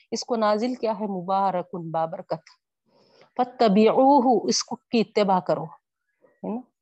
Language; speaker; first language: Urdu; native; Urdu